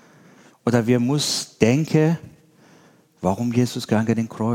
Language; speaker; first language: German; non-native, learner; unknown